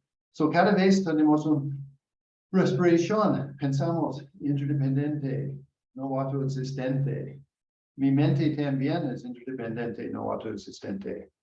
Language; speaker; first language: Spanish; non-native, learner; English